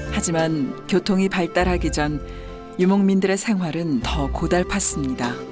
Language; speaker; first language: Korean; native; Korean